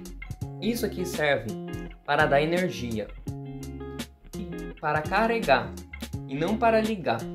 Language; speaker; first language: Portuguese; native; Portuguese